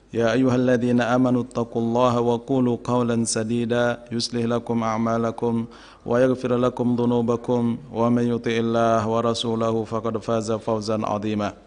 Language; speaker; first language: Arabic; non-native, fluent; Indonesian